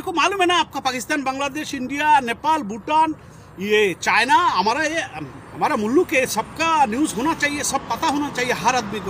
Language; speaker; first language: Hindi; non-native, fluent; Bangla